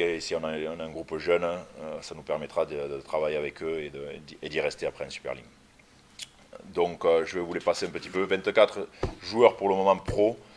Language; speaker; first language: French; native; French